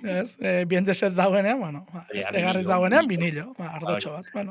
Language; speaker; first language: Basque; native; Basque